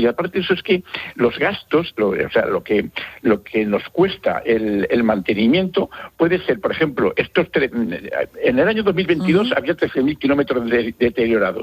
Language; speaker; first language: Spanish; native; Spanish